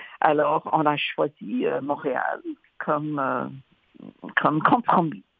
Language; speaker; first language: French; non-native, fluent; English